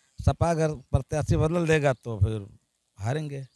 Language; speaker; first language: Hindi; native; Hindi